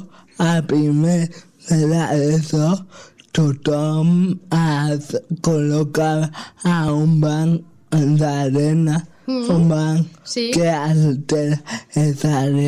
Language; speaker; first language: Catalan; non-native, local second language; Spanish